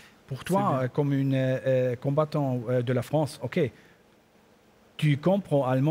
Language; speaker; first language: French; non-native, learner; German